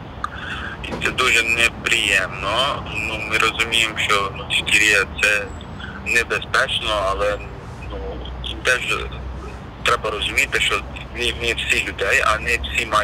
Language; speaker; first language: Ukrainian; non-native, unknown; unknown